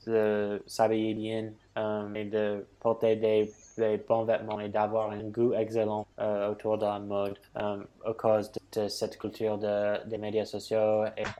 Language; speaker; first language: French; non-native, fluent; English